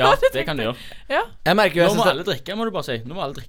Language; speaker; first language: Norwegian; native; Norwegian